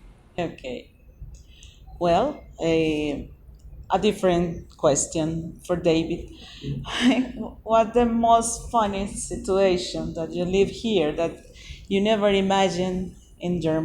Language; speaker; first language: English; non-native, learner; Spanish